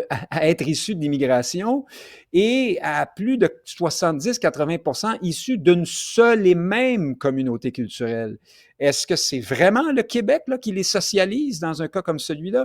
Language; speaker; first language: French; native; French